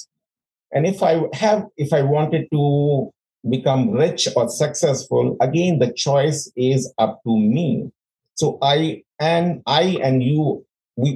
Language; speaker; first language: English; non-native, local second language; Hindi